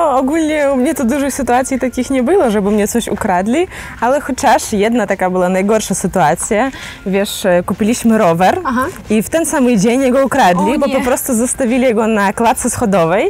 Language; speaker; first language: Polish; non-native, fluent; Ukrainian